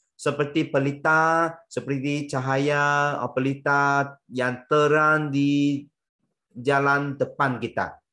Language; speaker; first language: Malay; non-native, local second language; Chinese